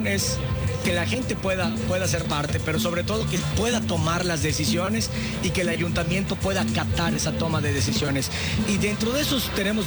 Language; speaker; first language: Spanish; native; Spanish